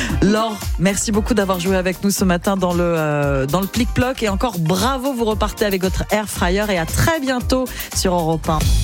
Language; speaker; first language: French; native; French